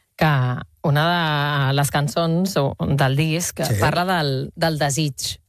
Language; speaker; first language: Catalan; native; Catalan